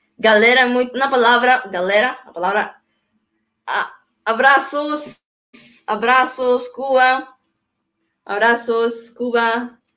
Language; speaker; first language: Portuguese; non-native, learner; Spanish